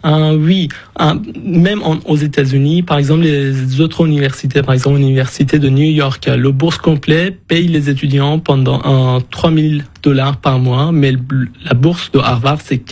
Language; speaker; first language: French; non-native, fluent; Persian